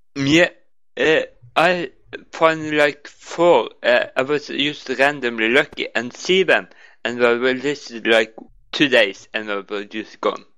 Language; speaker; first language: English; non-native, learner; Norwegian